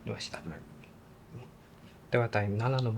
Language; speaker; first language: Japanese; non-native, learner; Chinese